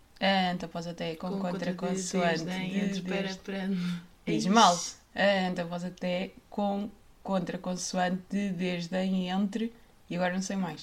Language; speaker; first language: Portuguese; native; Portuguese